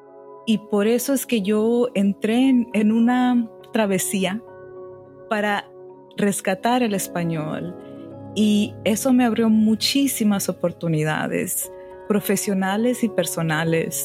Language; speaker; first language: Spanish; early bilingual, heritage; Spanish